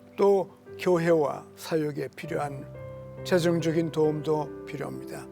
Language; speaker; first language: Korean; native; Korean